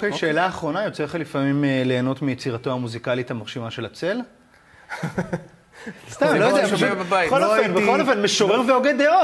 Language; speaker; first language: Hebrew; native; Hebrew